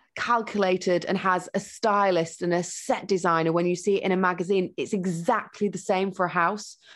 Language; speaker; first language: English; native; English